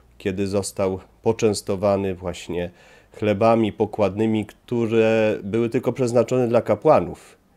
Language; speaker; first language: Polish; native; Polish